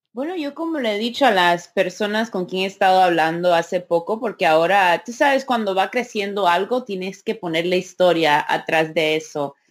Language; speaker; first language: Spanish; early bilingual, heritage; Spanish